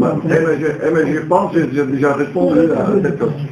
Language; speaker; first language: French; non-native, learner; Dutch